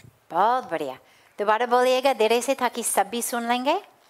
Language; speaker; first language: Hindi; non-native, learner; English